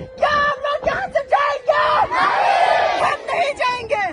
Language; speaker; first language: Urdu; non-native, local second language; Balti